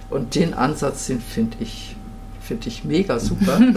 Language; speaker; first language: German; native; German